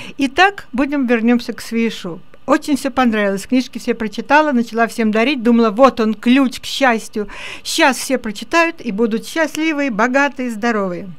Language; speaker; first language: Russian; native; Russian